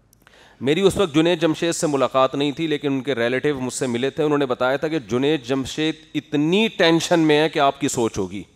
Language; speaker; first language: Urdu; native; Urdu